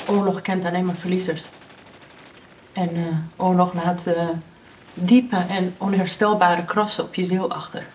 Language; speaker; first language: Dutch; early bilingual, other home language; Persian